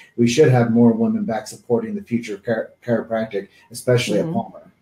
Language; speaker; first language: English; native; English